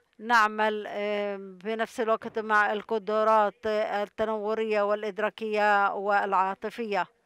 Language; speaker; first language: Arabic; non-native, local second language; Hebrew